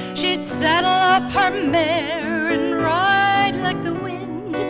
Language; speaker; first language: English; native; English